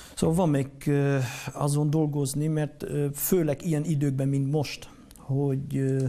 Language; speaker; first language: Hungarian; non-native, fluent; Dutch